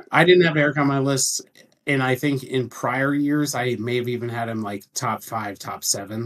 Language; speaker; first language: English; native; English